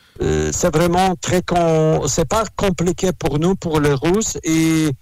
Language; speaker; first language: French; non-native, learner; Russian